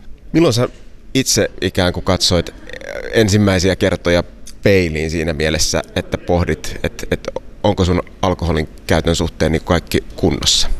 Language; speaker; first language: Finnish; native; Finnish